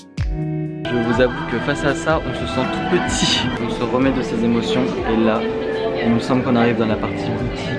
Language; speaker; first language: French; native; French